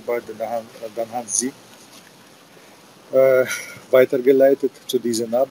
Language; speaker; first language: German; non-native, fluent; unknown